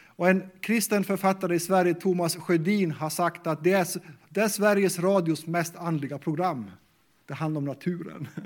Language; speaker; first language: Swedish; native; Swedish